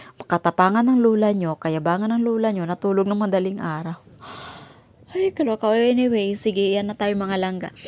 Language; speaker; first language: Filipino; non-native, local second language; Cebuano